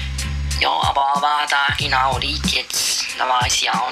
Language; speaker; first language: German; native; German